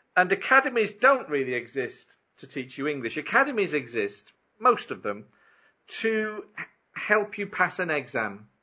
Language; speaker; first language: English; native; English